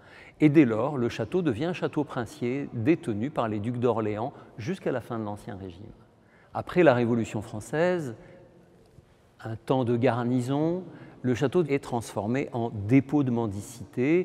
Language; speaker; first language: French; native; French